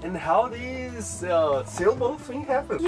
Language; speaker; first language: English; non-native, learner; Portuguese